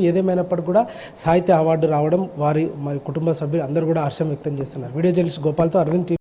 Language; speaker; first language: Telugu; native; Telugu